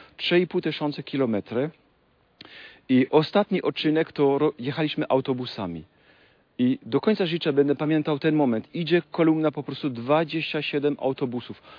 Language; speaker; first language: Polish; non-native, fluent; French